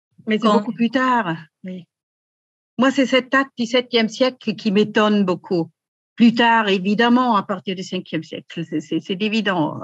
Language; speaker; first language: French; native; French